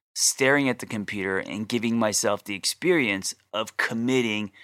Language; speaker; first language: English; native; English